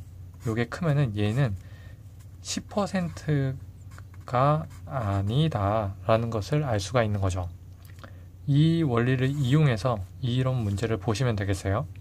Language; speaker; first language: Korean; native; Korean